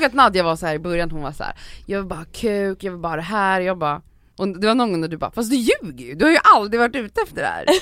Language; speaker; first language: Swedish; native; Swedish